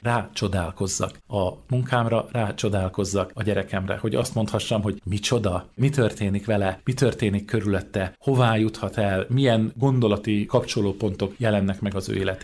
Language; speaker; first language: Hungarian; native; Hungarian